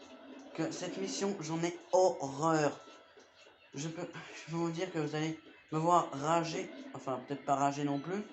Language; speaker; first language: French; native; French